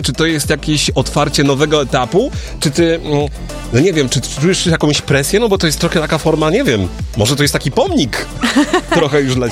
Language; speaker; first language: Polish; native; Polish